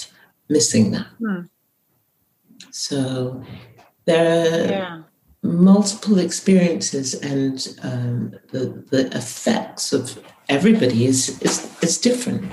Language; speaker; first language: English; native; English